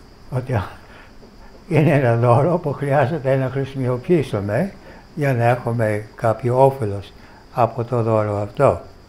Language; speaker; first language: Greek; non-native, fluent; English